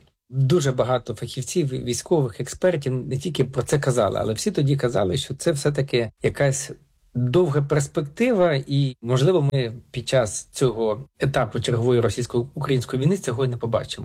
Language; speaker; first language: Ukrainian; native; Ukrainian